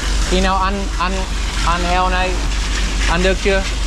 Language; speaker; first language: Vietnamese; non-native, learner; English